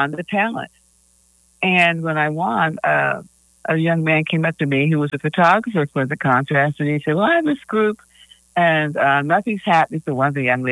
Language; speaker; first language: English; native; English